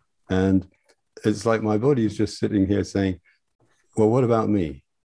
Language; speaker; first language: English; native; English